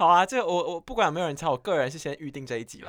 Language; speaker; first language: Chinese; native; Chinese